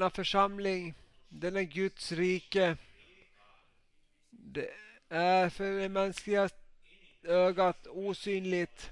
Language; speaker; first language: Swedish; non-native, local second language; Finnish